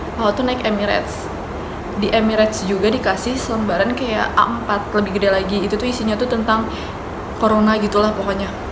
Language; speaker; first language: Indonesian; native; Indonesian